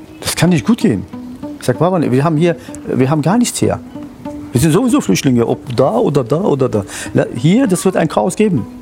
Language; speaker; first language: German; non-native, fluent; Kurdish